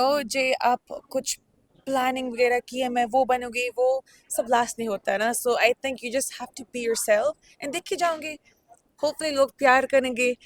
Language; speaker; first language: Hindi; non-native, learner; Punjabi